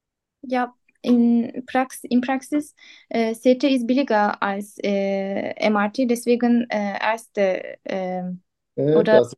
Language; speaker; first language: German; non-native, learner; Turkish